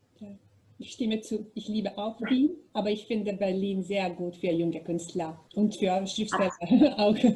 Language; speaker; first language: German; non-native, learner; Macedonian